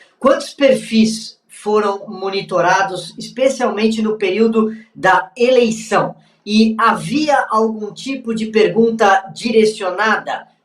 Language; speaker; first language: Portuguese; native; Portuguese